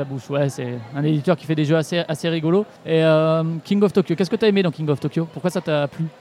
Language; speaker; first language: French; native; French